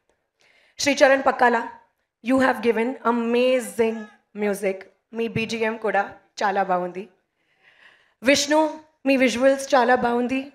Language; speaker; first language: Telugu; non-native, local second language; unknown